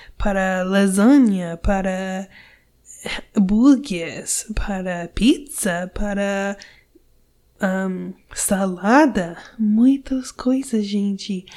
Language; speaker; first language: Portuguese; non-native, learner; English